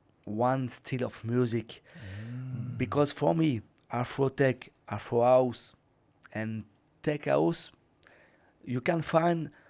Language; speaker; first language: English; non-native, learner; French